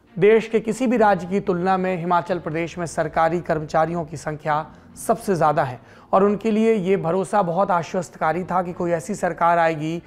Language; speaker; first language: Hindi; native; Hindi